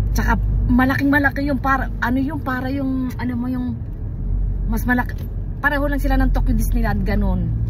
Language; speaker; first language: Filipino; native; Filipino